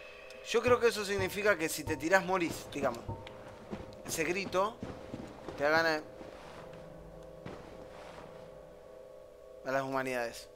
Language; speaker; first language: Spanish; native; Spanish